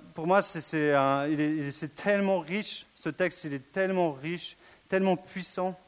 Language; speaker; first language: French; native; French